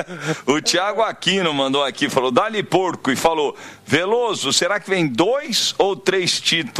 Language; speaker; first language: Portuguese; native; Portuguese